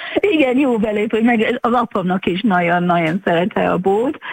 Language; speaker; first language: Hungarian; non-native, learner; English